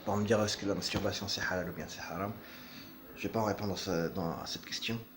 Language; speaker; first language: French; non-native, local second language; Arabic